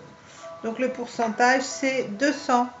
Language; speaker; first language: French; native; French